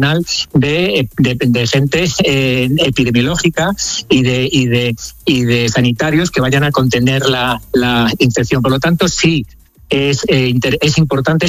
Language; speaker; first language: Spanish; native; Spanish